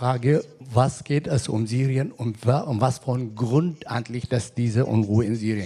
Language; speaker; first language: German; non-native, fluent; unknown